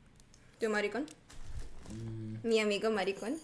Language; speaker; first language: Spanish; non-native, learner; English